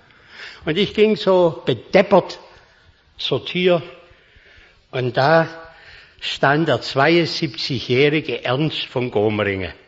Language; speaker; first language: German; native; German